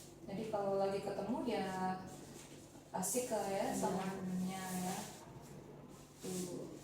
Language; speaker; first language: Indonesian; native; Indonesian